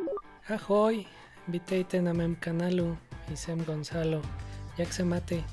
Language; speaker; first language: Czech; non-native, learner; Spanish